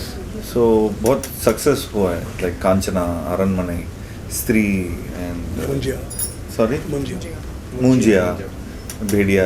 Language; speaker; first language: Hindi; non-native, local second language; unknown